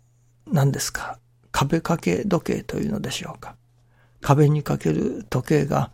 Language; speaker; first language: Japanese; native; Japanese